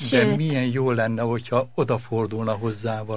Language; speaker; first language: Hungarian; native; Hungarian